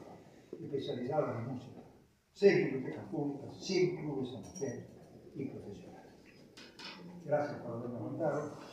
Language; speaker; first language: Spanish; native; Spanish